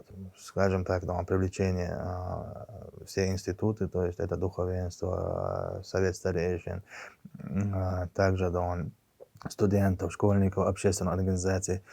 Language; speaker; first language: Russian; non-native, local second language; Chechen